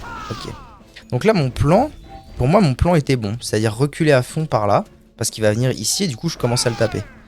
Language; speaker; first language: French; native; French